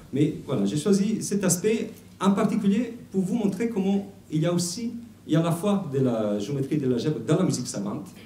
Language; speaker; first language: French; non-native, fluent; Italian